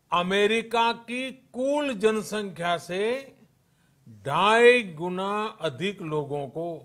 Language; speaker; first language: Hindi; non-native, local second language; Gujarati